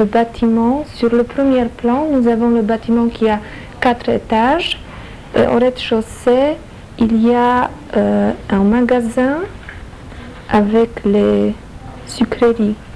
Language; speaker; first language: French; non-native, learner; Polish